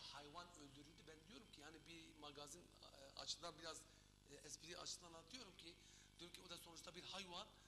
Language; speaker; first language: Turkish; non-native, local second language; Kurdish